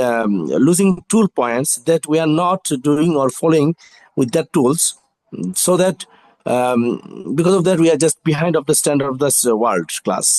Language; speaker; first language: English; non-native, fluent; Bangla